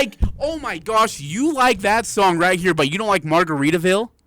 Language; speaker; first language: English; native; English